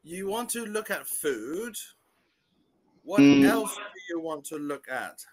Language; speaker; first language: English; native; English